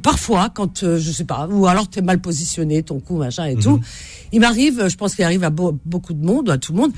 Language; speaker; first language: French; native; French